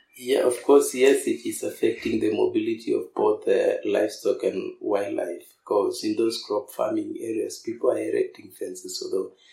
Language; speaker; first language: English; non-native, local second language; Masai